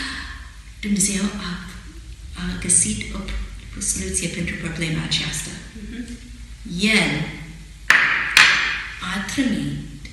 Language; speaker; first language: Romanian; non-native, fluent; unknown